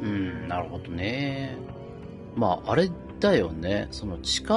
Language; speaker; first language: Japanese; native; Japanese